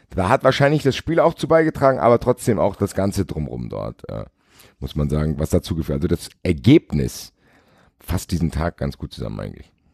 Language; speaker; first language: German; native; German